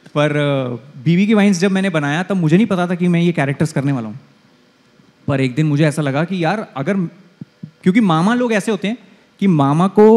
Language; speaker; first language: Hindi; native; Hindi